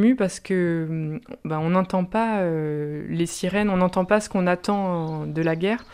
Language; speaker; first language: French; native; French